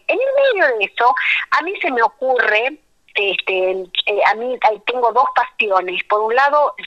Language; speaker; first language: Spanish; native; Spanish